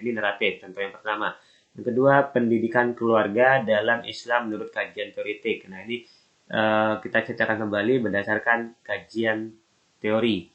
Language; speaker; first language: Indonesian; native; Indonesian